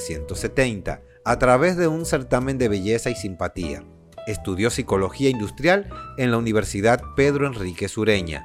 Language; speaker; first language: Spanish; native; Spanish